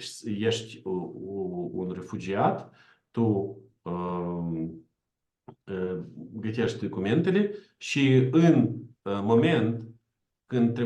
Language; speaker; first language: Romanian; non-native, learner; Ukrainian